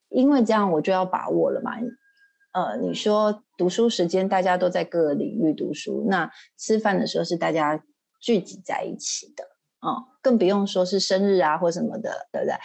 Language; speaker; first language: Chinese; native; Chinese